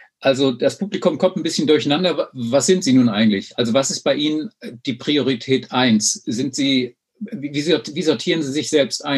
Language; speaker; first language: German; native; German